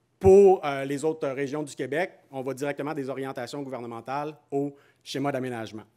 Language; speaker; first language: French; native; French